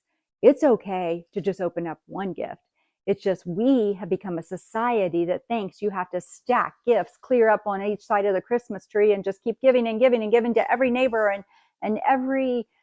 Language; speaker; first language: English; native; English